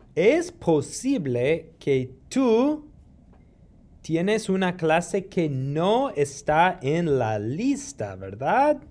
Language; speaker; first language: Spanish; non-native, fluent; English